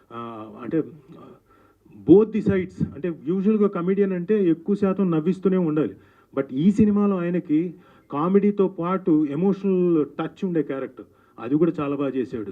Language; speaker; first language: Telugu; native; Telugu